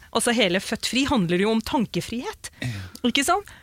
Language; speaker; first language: Norwegian; early bilingual, other home language; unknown